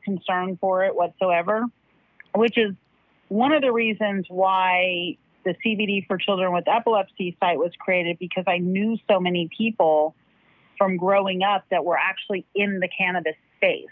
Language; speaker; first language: English; native; English